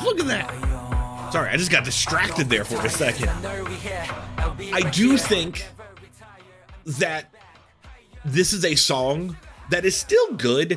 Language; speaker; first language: English; native; English